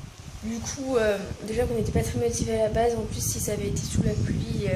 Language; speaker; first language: French; native; French